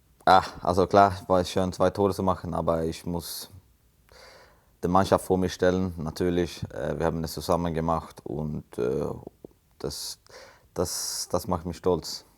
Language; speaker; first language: German; non-native, fluent; Swedish